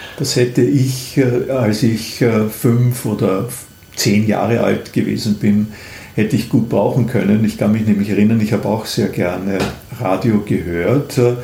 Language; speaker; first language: German; native; German